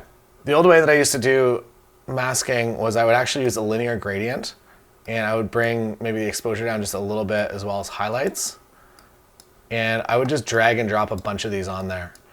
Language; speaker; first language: English; native; English